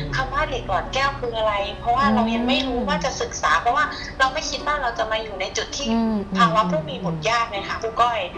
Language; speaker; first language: Thai; native; Thai